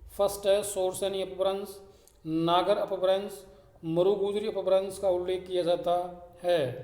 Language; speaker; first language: Hindi; native; Hindi